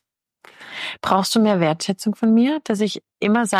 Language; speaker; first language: German; native; German